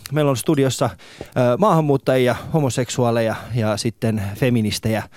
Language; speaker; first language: Finnish; non-native, fluent; Persian